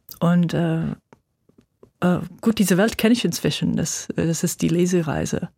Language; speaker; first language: German; non-native, fluent; English